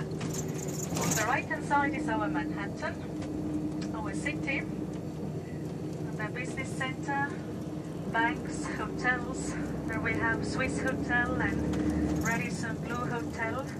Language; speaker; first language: English; non-native, fluent; Estonian